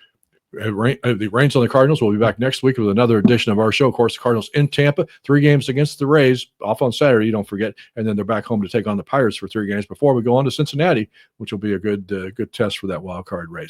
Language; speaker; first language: English; native; English